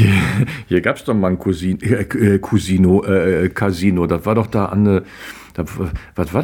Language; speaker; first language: German; native; German